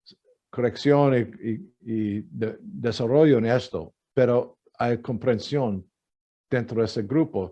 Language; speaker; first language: Spanish; non-native, fluent; English